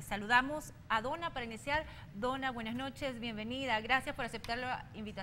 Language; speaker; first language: Spanish; native; Spanish